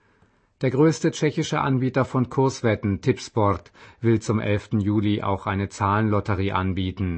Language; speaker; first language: German; native; German